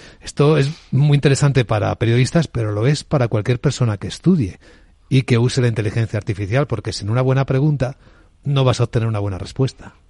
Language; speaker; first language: Spanish; native; Spanish